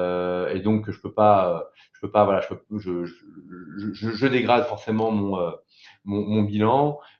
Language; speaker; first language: French; native; French